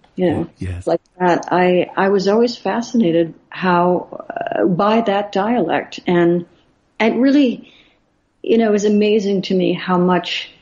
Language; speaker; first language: English; native; English